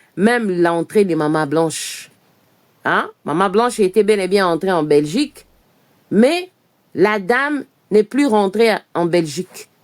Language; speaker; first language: French; non-native, local second language; Lingala